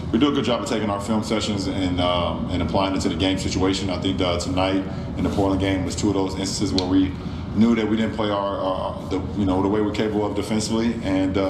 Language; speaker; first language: English; native; English